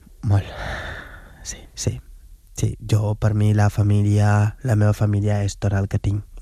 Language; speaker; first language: Catalan; non-native, fluent; Wolof